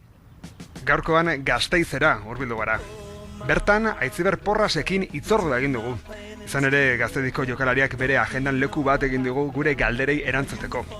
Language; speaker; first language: Basque; native; Basque